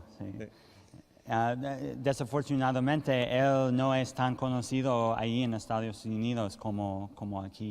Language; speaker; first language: Spanish; early bilingual, heritage; English